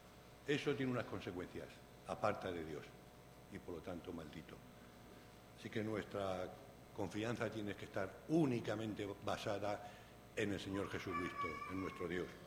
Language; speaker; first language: Spanish; native; Spanish